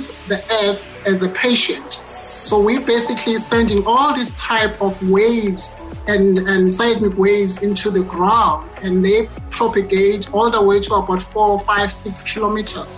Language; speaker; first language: English; non-native, local second language; Zulu